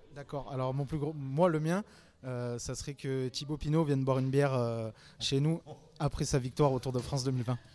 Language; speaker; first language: French; native; French